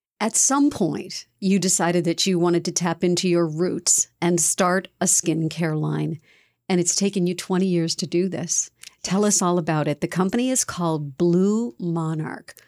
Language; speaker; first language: English; native; English